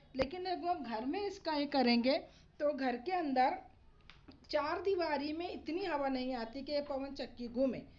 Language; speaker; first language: Hindi; non-native, local second language; Marathi